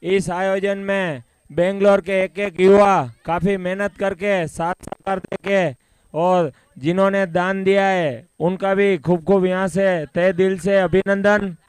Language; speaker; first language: Hindi; non-native, local second language; Gujarati